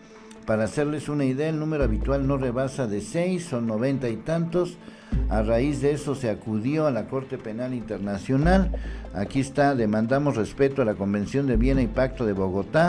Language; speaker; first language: Spanish; native; Spanish